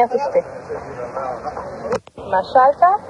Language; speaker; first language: Hebrew; native; Hebrew